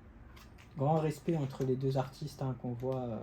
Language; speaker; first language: French; native; French